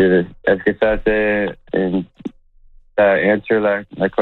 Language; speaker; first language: French; non-native, local second language; English